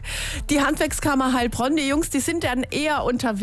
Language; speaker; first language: German; native; German